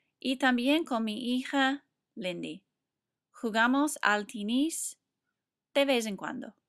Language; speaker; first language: Spanish; non-native, fluent; English